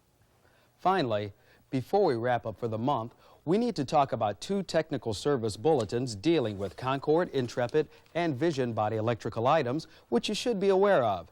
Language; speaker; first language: English; native; English